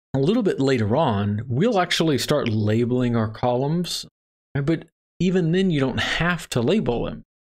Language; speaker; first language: English; native; English